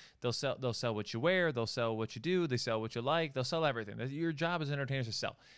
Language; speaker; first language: English; native; English